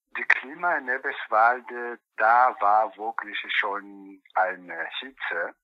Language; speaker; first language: German; non-native, learner; Portuguese